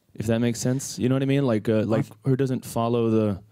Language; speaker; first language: English; native; English